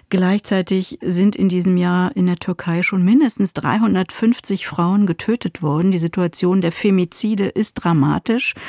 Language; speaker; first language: German; native; German